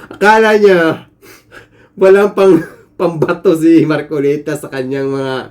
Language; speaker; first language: Filipino; native; Filipino